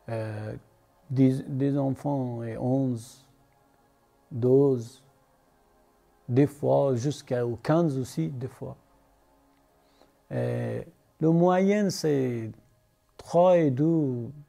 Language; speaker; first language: French; non-native, learner; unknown